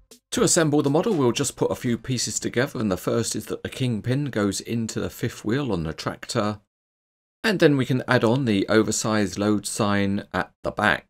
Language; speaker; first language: English; native; English